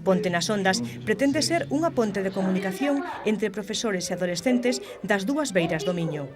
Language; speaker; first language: Galician; native; Galician